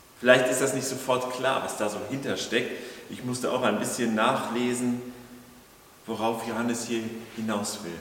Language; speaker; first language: German; native; German